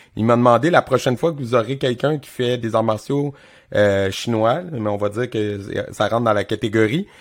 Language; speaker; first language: French; native; French